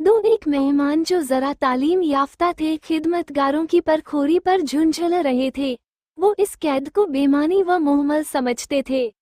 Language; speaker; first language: Hindi; native; Hindi